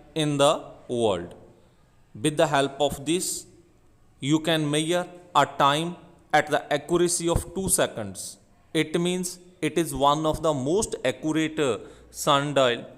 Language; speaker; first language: English; non-native, local second language; Punjabi